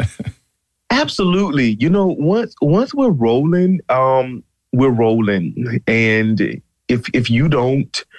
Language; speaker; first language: English; native; English